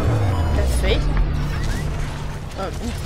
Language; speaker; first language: French; native; French